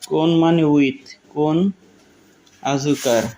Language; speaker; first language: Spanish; non-native, learner; Bangla